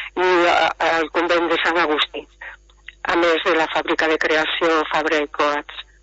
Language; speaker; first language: Catalan; non-native, local second language; Galician